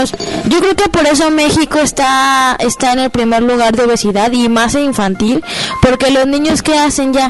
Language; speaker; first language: Spanish; native; Spanish